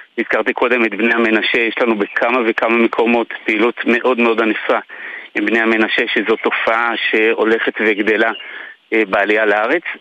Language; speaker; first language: Hebrew; early bilingual, other home language; French